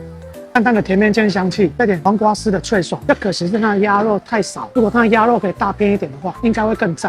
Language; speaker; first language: Chinese; native; Chinese